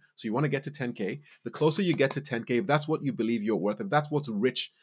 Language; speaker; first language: English; non-native, local second language; Yoruba